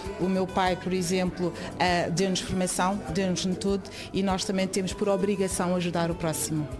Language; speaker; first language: Portuguese; early bilingual, other home language; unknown